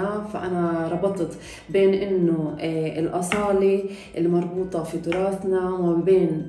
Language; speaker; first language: Arabic; native; Arabic